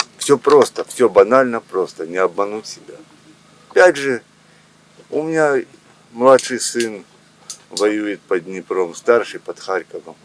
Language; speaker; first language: Russian; native; Russian